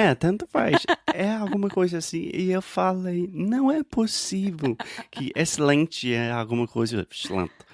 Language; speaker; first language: Portuguese; non-native, fluent; English